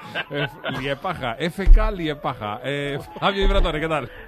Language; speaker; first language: Spanish; native; Spanish